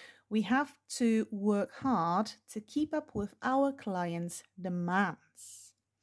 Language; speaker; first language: English; non-native, fluent; Polish